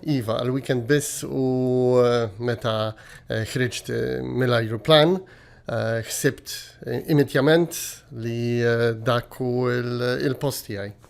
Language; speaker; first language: Maltese; non-native, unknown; Polish